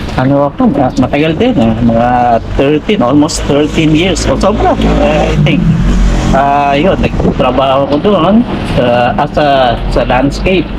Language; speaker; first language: Filipino; native; Filipino